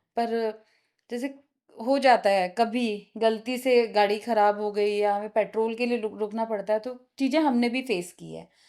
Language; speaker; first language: Hindi; non-native, local second language; Nepali